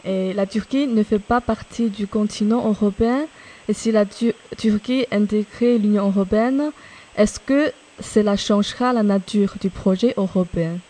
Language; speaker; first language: French; non-native, fluent; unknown